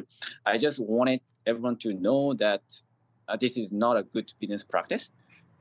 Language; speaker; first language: English; non-native, fluent; Japanese